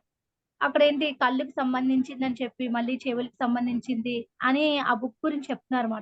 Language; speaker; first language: Telugu; native; Telugu